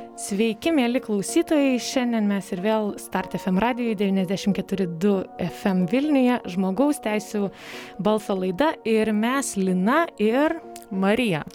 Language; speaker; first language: Lithuanian; native; Lithuanian